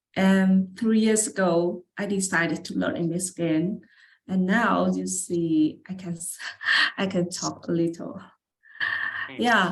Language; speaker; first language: English; non-native, learner; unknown